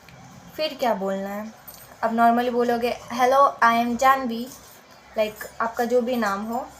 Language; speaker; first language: Hindi; native; Hindi